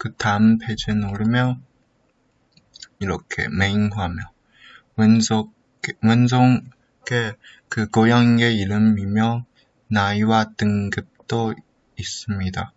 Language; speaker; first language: Korean; non-native, learner; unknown